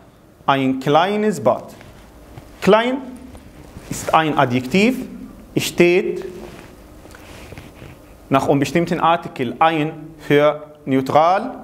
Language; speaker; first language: German; non-native, fluent; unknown